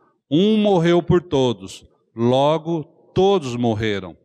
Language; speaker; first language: Portuguese; native; Portuguese